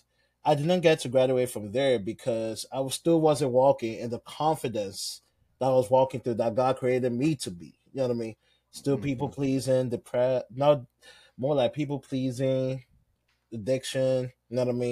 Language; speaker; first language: English; non-native, local second language; Yoruba